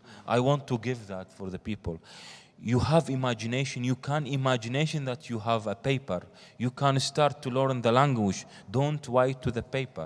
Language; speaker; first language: English; non-native, learner; Arabic